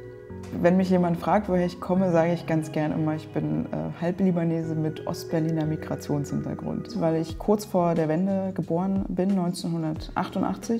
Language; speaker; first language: German; native; German